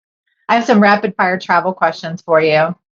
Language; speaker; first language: English; native; English